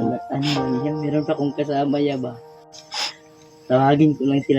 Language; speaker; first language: Filipino; non-native, local second language; Cebuano